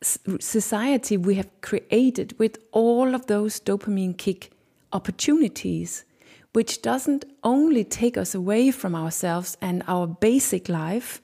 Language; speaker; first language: English; non-native, fluent; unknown